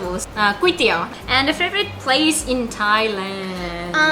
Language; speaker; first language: English; non-native, fluent; Japanese